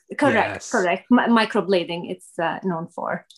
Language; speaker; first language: English; non-native, fluent; Arabic